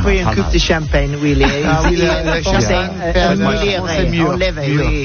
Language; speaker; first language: French; non-native, learner; English